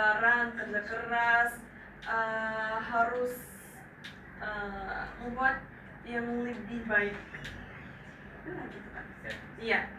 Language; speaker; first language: Indonesian; non-native, fluent; Arabic